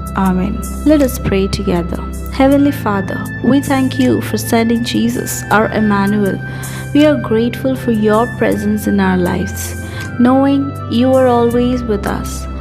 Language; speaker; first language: English; non-native, local second language; Telugu